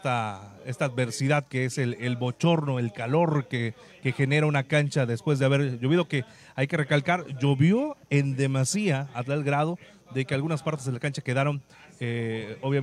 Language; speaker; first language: Spanish; native; Spanish